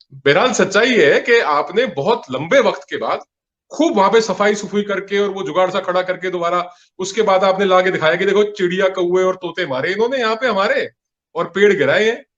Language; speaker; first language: Hindi; non-native, local second language; Punjabi